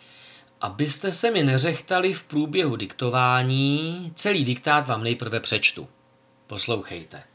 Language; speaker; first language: Czech; native; Czech